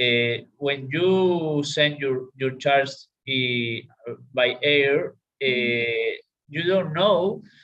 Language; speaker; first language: English; non-native, learner; Spanish